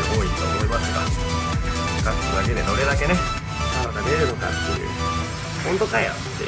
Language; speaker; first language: Japanese; native; Japanese